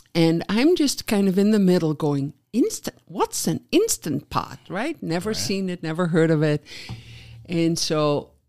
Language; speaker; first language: English; non-native, fluent; Dutch